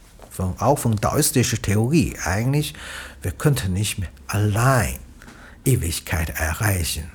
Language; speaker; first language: German; non-native, learner; Chinese